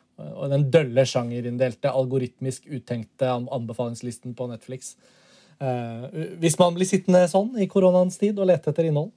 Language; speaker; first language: Norwegian; native; Norwegian